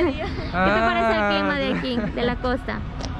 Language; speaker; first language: Spanish; native; Spanish